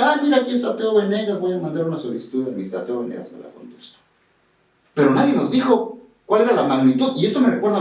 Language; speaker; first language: Spanish; native; Spanish